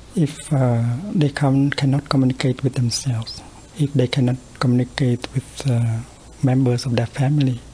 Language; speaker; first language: English; non-native, fluent; Vietnamese